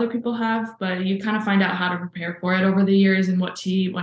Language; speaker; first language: English; native; English